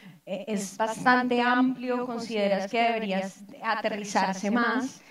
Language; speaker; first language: Spanish; native; Spanish